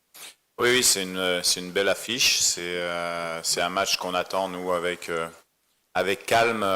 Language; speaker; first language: French; native; French